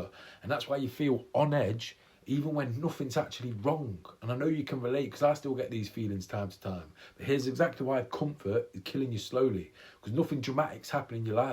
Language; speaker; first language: English; native; English